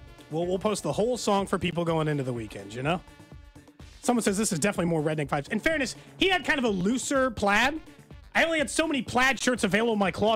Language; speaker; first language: English; native; English